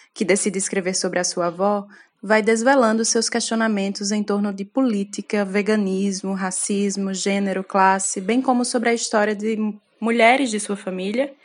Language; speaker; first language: Portuguese; native; Portuguese